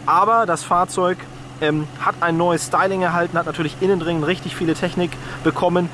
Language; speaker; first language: German; native; German